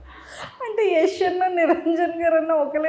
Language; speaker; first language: Telugu; native; Telugu